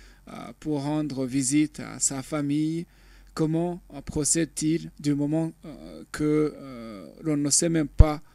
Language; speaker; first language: French; non-native, local second language; Rundi